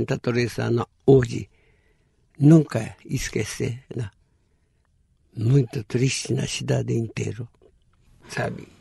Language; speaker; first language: Portuguese; non-native, learner; Japanese